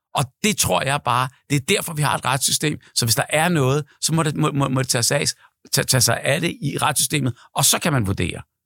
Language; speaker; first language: Danish; native; Danish